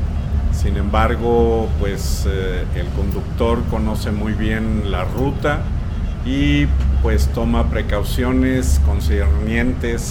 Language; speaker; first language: Spanish; native; Spanish